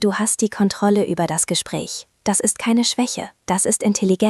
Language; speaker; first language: German; non-native, fluent; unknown